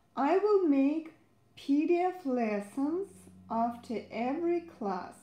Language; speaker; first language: English; non-native, fluent; Russian